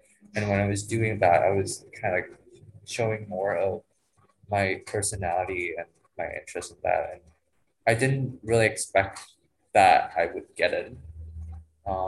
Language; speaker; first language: English; non-native, fluent; Vietnamese